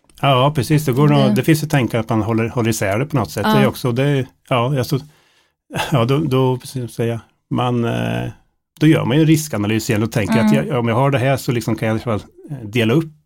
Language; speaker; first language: Swedish; native; Swedish